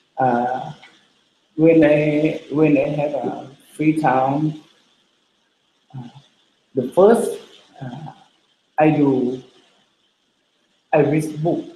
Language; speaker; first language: English; non-native, learner; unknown